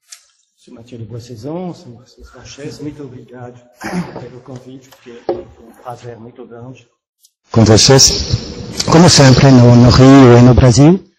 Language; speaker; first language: Portuguese; non-native, fluent; French